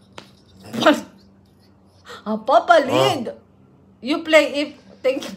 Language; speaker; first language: English; non-native, local second language; Filipino